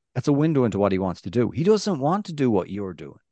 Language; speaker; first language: English; native; English